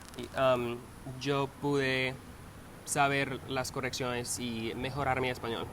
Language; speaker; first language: Spanish; non-native, learner; English